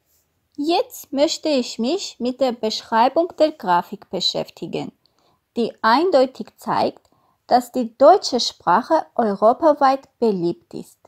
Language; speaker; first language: German; non-native, fluent; Armenian